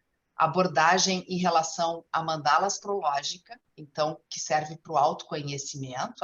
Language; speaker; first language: Portuguese; native; Portuguese